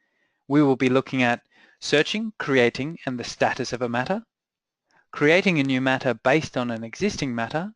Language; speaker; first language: English; native; English